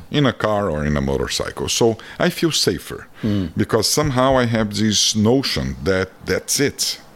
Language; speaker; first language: English; non-native, fluent; Portuguese